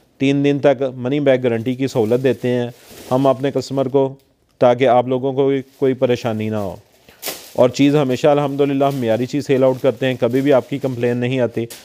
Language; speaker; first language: Urdu; non-native, local second language; Punjabi